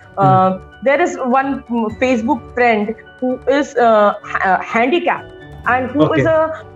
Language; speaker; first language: English; non-native, local second language; Marathi